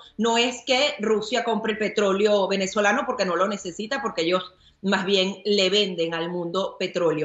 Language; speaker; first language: Spanish; native; Spanish